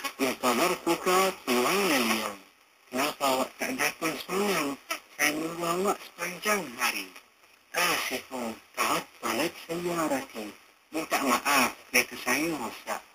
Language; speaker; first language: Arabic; non-native, fluent; Malay